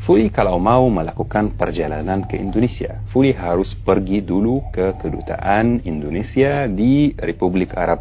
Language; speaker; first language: Indonesian; non-native, fluent; Arabic